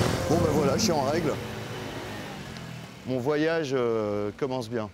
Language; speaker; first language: French; native; French